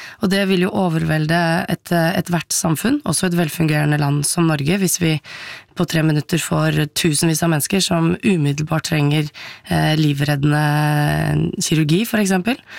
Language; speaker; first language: Norwegian; native; Norwegian